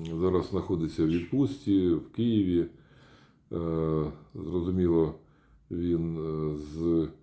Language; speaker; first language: Ukrainian; native; Ukrainian